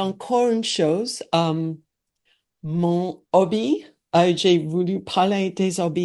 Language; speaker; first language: French; non-native, learner; English